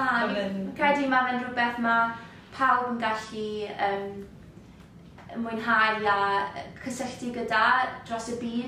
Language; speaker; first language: Welsh; native; Welsh